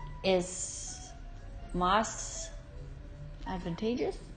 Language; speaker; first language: Spanish; non-native, learner; English